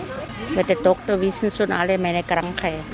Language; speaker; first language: German; non-native, learner; Thai